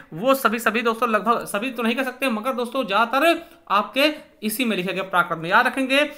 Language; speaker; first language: Hindi; native; Hindi